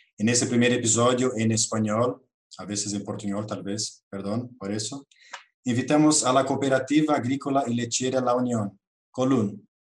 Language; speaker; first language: Spanish; non-native, fluent; Portuguese